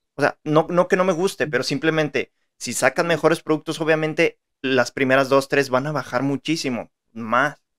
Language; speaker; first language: Spanish; native; Spanish